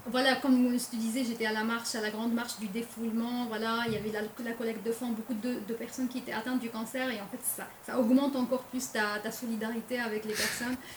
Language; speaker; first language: French; non-native, local second language; Arabic